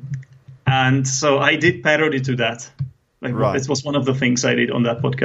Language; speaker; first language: English; non-native, fluent; Czech